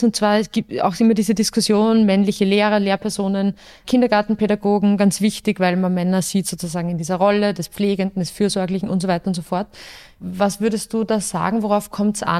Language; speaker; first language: German; native; German